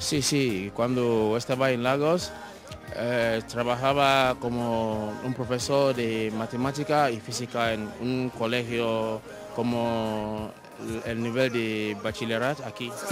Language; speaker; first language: Spanish; non-native, fluent; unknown